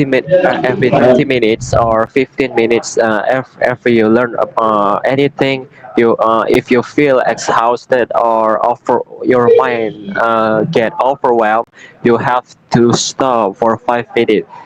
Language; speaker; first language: English; non-native, learner; Indonesian